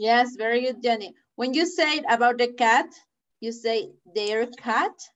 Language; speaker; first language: English; non-native, fluent; Spanish